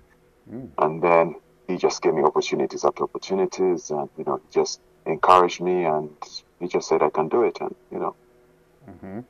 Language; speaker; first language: English; non-native, local second language; Ganda